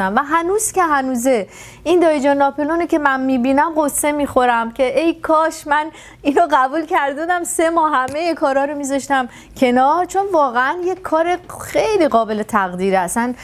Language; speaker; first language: Persian; native; Persian